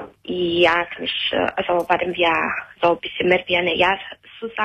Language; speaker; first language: German; non-native, learner; Italian